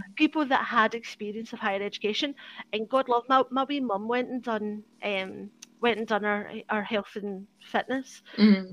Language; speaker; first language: English; native; English